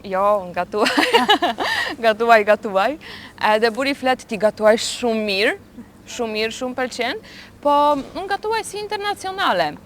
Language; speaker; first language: Albanian; non-native, learner; Polish